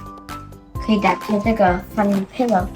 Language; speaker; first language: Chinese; early bilingual, heritage; Chinese